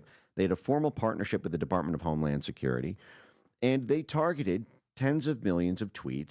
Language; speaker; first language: English; native; English